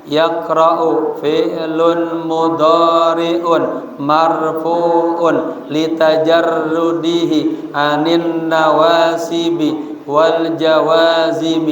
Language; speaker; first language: Arabic; non-native, fluent; Indonesian